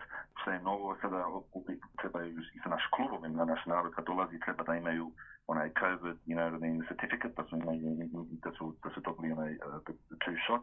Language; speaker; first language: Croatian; early bilingual, heritage; Croatian